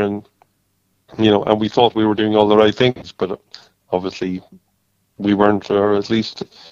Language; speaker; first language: English; native; English